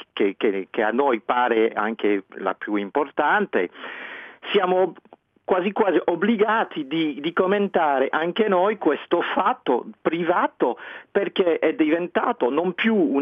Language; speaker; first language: Italian; non-native, fluent; French